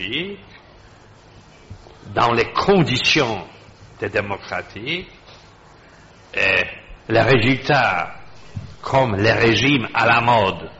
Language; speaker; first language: French; non-native, fluent; Polish